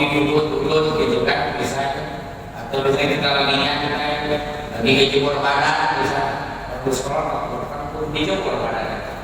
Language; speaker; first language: Indonesian; non-native, local second language; Sundanese